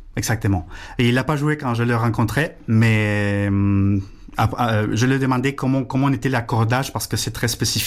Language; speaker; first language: French; non-native, fluent; Spanish